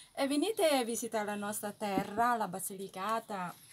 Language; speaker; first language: Italian; non-native, learner; Thai